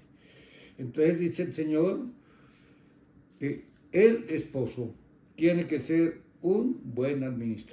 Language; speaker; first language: Spanish; native; Spanish